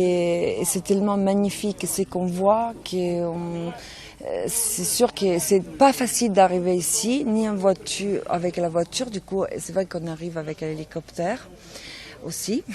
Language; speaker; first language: French; non-native, fluent; Italian